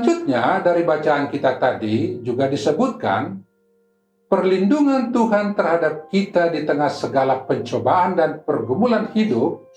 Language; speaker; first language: Malay; native; Malay